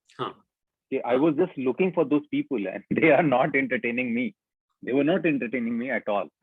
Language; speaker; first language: Hindi; native; Hindi